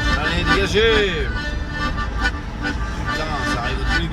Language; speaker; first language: French; native; French